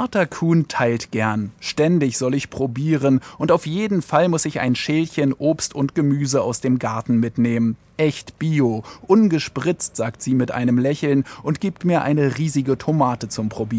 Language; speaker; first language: German; native; German